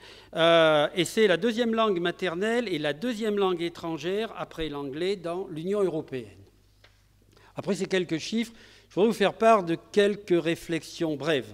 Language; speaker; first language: French; native; French